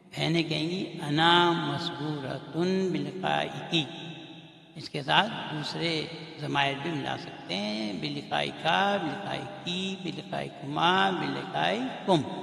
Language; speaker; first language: Urdu; native; Urdu